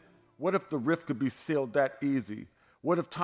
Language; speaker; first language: English; native; English